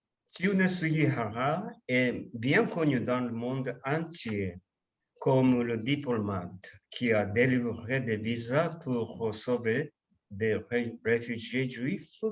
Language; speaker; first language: French; non-native, fluent; Japanese